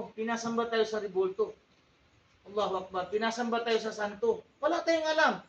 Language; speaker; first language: Filipino; non-native, local second language; Tausug